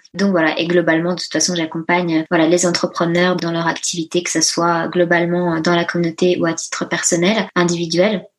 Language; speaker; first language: French; early bilingual, other home language; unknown